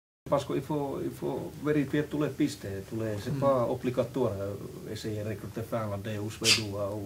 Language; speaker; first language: French; non-native, learner; Finnish